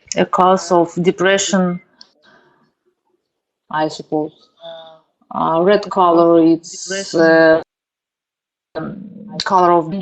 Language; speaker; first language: English; non-native, learner; Russian